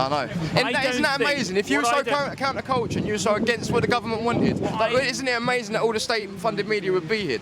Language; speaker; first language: English; native; English